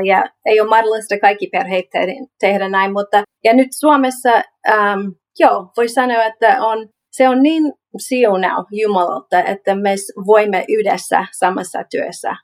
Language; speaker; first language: Finnish; non-native, learner; English